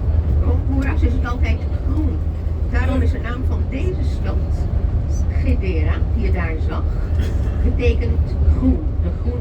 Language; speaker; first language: Dutch; non-native, fluent; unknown